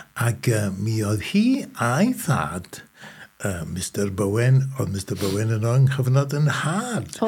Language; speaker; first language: Welsh; native; Welsh